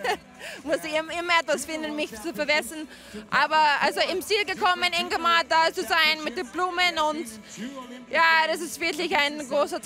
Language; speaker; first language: German; non-native, fluent; English